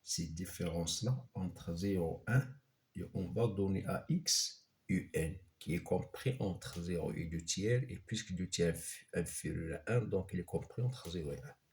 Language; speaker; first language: French; non-native, local second language; Arabic